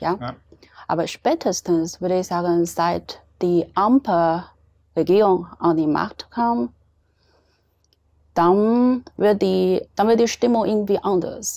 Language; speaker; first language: German; non-native, fluent; Chinese